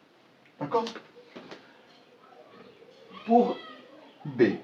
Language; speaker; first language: French; non-native, local second language; Arabic